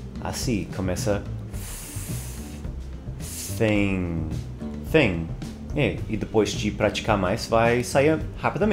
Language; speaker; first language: Portuguese; non-native, fluent; English